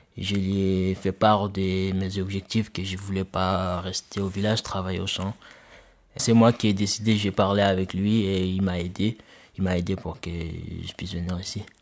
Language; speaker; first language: French; non-native, local second language; Soninke